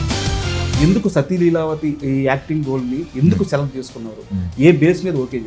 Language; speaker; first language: Telugu; native; Telugu